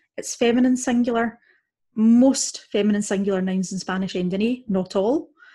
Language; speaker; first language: English; native; English